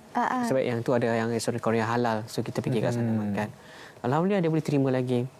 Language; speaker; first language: Malay; native; Malay